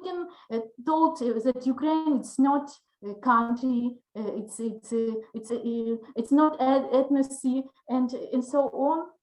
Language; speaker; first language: English; non-native, learner; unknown